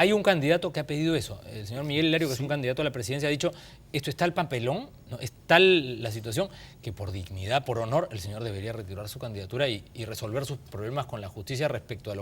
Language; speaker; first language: Spanish; native; Spanish